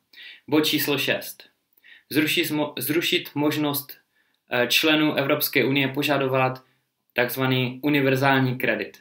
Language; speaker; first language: Czech; native; Czech